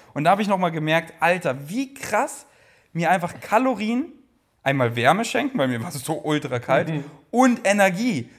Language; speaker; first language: German; native; German